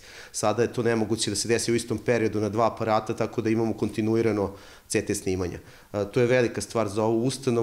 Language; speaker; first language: Serbian; native; Serbian